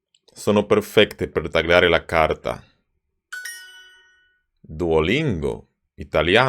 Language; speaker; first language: Italian; non-native, learner; Spanish